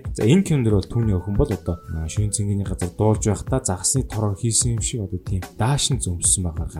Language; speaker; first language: Mongolian; native; Mongolian